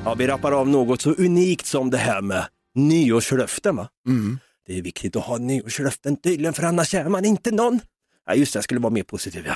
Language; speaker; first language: Swedish; native; Swedish